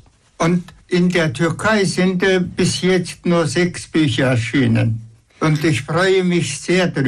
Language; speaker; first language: German; non-native, fluent; Tuvinian